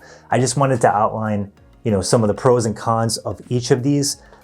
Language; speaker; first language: English; native; English